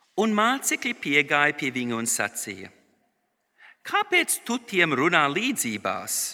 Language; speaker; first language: Latvian; early bilingual, heritage; Latvian